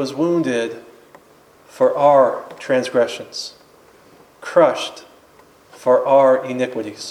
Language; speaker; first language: English; native; English